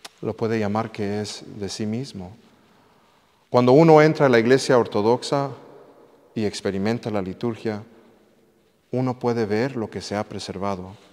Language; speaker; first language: Spanish; early bilingual, heritage; English